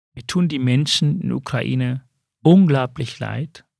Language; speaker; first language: German; early bilingual, other home language; Sinhala